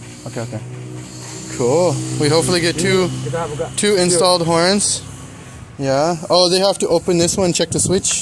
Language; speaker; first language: English; native; English